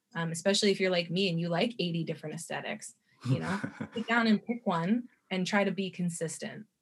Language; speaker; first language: English; native; English